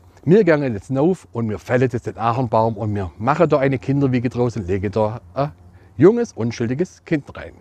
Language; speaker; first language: German; native; German